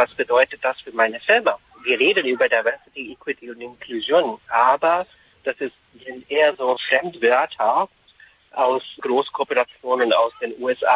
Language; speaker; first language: German; non-native, fluent; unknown